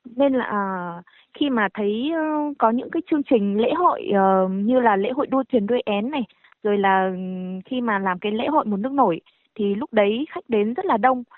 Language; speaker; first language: Vietnamese; non-native, local second language; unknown